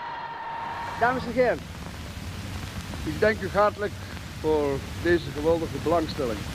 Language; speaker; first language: Dutch; non-native, fluent; Russian